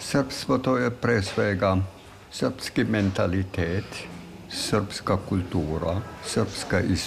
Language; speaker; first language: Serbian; non-native, fluent; German